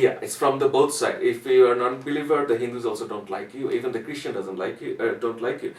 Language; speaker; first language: English; non-native, fluent; Bangla